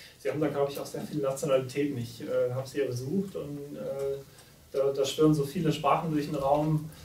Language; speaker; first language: German; native; German